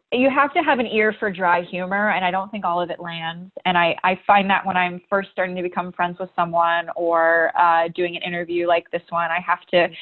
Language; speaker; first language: English; native; English